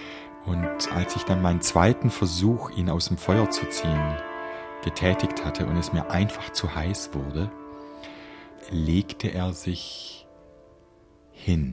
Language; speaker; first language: German; native; German